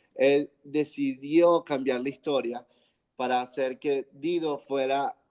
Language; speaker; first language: Spanish; non-native, fluent; English